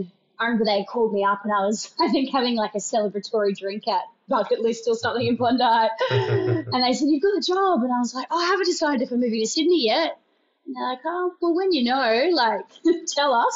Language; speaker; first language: English; native; English